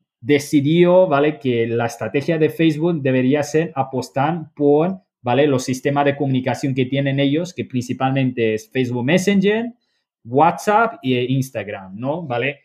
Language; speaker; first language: Spanish; non-native, fluent; Chinese